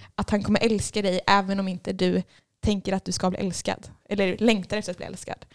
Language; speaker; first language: Swedish; native; Swedish